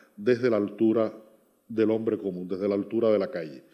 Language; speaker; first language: Spanish; native; Spanish